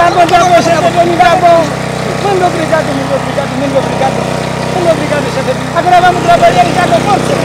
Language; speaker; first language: Portuguese; non-native, local second language; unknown